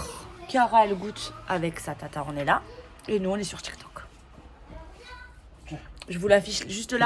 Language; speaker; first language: French; native; French